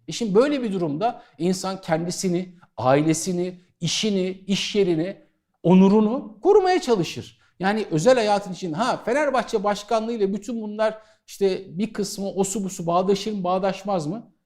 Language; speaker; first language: Turkish; native; Turkish